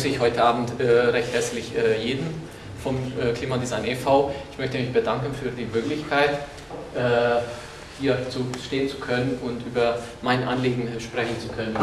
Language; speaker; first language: German; non-native, fluent; Hungarian